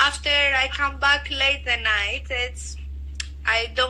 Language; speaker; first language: English; non-native, learner; Greek